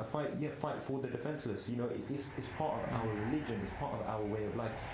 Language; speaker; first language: English; native; English